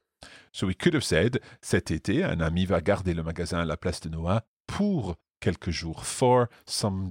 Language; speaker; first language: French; non-native, fluent; English